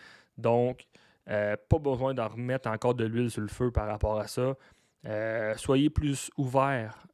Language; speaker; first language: French; native; French